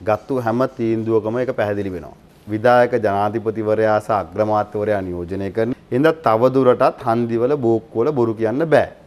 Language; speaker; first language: Sinhala; native; Sinhala